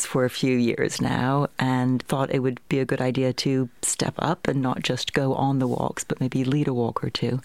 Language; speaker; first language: English; native; English